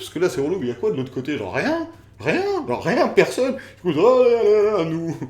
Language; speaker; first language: French; early bilingual, other home language; Russian